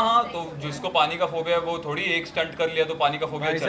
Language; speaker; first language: Hindi; native; Hindi